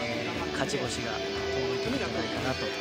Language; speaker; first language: Japanese; native; Japanese